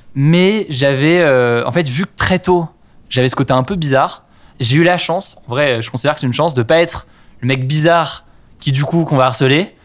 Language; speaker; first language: French; native; French